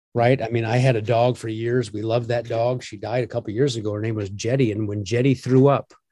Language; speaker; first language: English; native; English